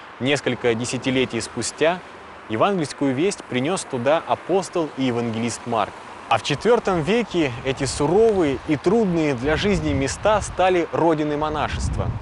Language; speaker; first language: Russian; native; Russian